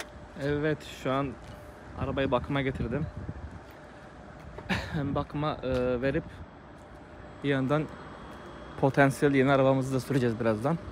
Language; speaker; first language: Turkish; native; Turkish